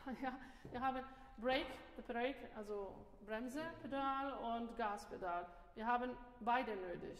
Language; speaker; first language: German; non-native, fluent; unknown